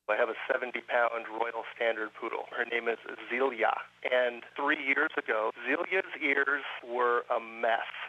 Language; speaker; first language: English; native; English